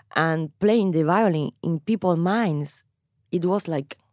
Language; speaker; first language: English; non-native, fluent; Spanish